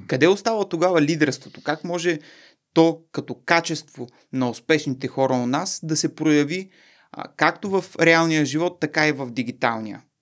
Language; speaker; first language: Bulgarian; native; Bulgarian